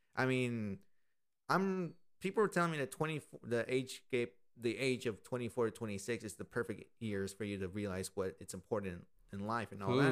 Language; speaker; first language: English; native; English